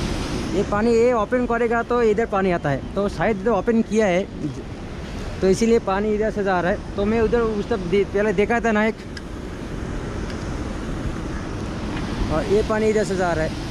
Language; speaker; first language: Hindi; non-native, local second language; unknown